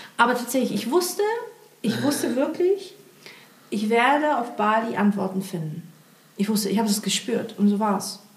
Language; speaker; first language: German; early bilingual, other home language; Portuguese